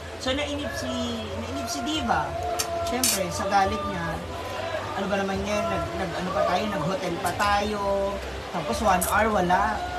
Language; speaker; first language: Filipino; native; Filipino